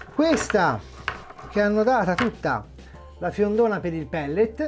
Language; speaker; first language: Italian; native; Italian